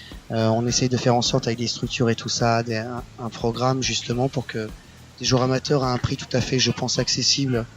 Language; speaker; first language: French; native; French